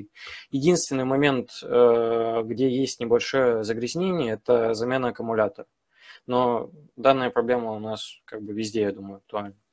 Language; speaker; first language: Russian; native; Russian